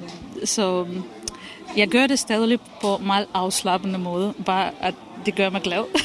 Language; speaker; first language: Danish; non-native, fluent; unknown